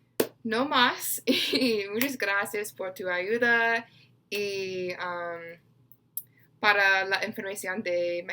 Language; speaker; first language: Spanish; non-native, learner; English